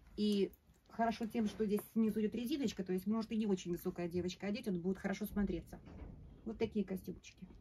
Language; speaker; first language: Russian; native; Russian